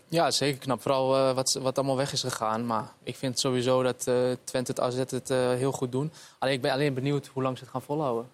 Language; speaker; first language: Dutch; early bilingual, other home language; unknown